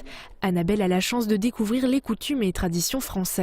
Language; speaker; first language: French; native; French